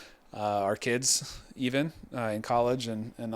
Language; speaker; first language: English; native; English